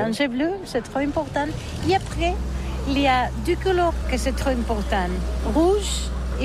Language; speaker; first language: French; non-native, learner; Catalan